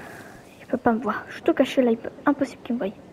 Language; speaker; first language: French; native; French